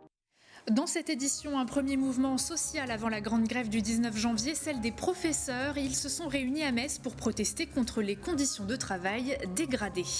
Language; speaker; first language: French; native; French